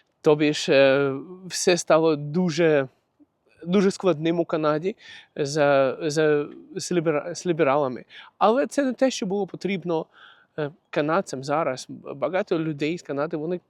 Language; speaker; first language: Ukrainian; non-native, local second language; Russian